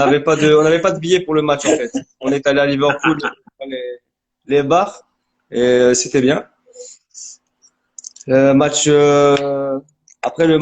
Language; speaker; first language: French; native; French